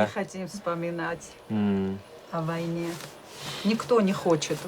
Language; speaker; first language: Russian; non-native, local second language; Chechen